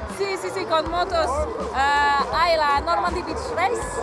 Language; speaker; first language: Spanish; non-native, learner; French